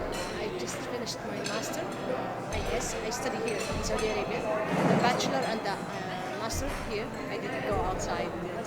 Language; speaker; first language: English; non-native, learner; Arabic